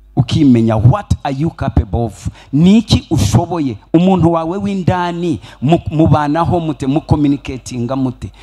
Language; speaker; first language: Kinyarwanda; early bilingual, heritage; Kinyarwanda